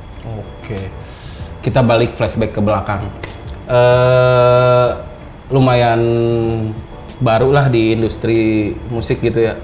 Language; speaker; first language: Indonesian; native; Indonesian